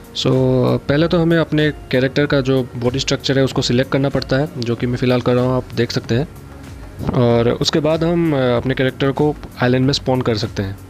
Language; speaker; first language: Hindi; non-native, local second language; Assamese